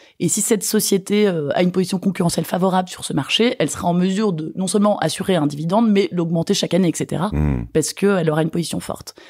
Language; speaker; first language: French; native; French